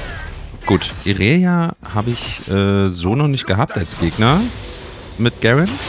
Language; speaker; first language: German; native; German